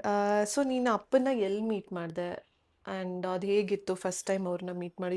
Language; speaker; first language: Kannada; native; Kannada